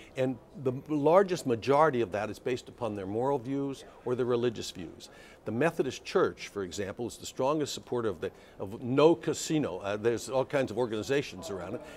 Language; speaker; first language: English; native; English